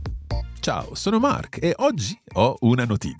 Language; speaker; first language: Italian; non-native, fluent; English